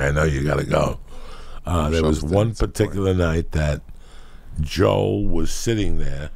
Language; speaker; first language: English; native; English